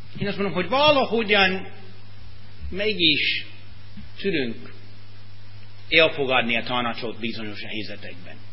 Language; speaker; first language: Hungarian; non-native, fluent; English